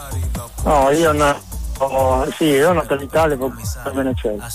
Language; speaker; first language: Italian; non-native, learner; Spanish